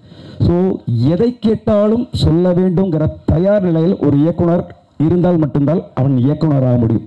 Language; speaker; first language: Tamil; native; Tamil